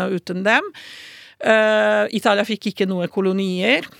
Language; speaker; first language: Norwegian; non-native, fluent; Italian